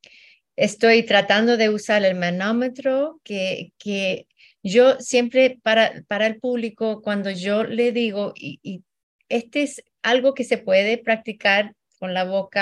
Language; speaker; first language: Spanish; early bilingual, heritage; Spanish